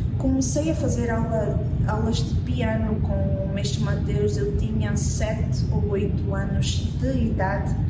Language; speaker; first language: Portuguese; native; Portuguese